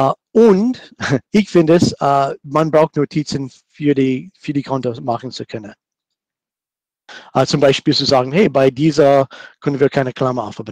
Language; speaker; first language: German; non-native, fluent; English